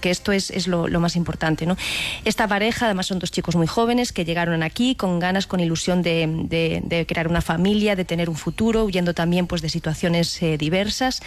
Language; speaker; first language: Spanish; native; Spanish